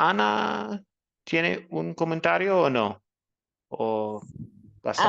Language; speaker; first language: Spanish; non-native, fluent; English